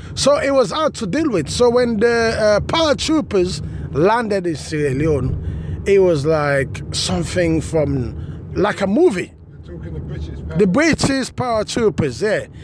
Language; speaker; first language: English; non-native, local second language; Krio